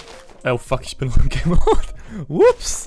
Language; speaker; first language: German; native; German